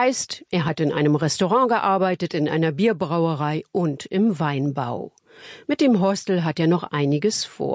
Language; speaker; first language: German; native; German